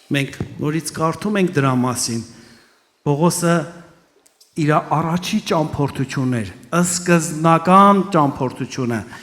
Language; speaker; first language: Armenian; early bilingual, heritage; Armenian